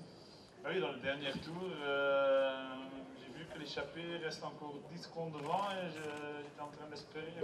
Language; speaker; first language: French; non-native, fluent; Dutch